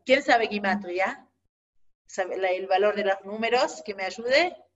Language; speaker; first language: Spanish; non-native, fluent; Hebrew